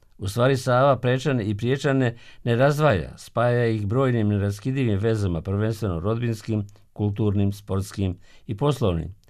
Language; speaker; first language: Serbian; native; Serbian